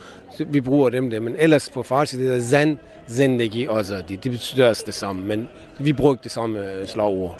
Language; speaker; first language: Danish; non-native, fluent; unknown